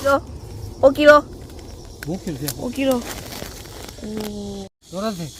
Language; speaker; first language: Korean; non-native, learner; Thai